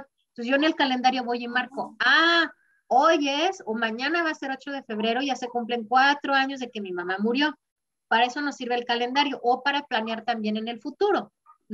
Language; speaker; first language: Spanish; native; Spanish